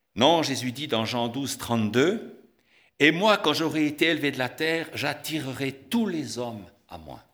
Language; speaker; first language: French; native; French